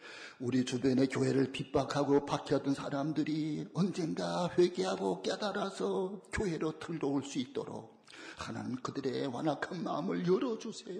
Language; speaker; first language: Korean; native; Korean